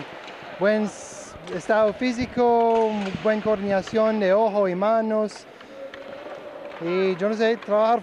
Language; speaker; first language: Spanish; non-native, fluent; English